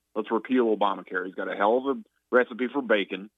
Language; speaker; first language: English; non-native, fluent; Spanish